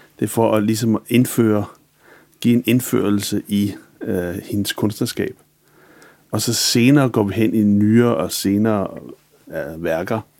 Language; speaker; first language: Danish; native; Danish